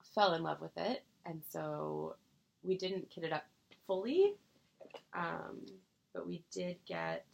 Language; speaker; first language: English; native; English